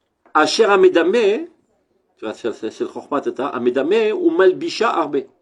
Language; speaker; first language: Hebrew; non-native, fluent; French